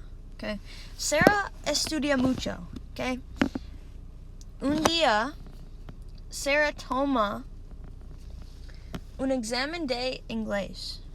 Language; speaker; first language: Spanish; non-native, learner; English